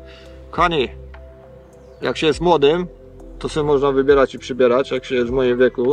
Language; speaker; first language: Polish; native; Polish